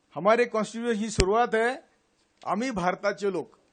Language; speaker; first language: Hindi; non-native, local second language; Marathi